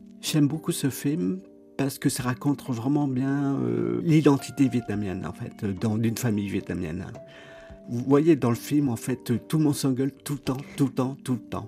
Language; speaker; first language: French; early bilingual, other home language; Khmer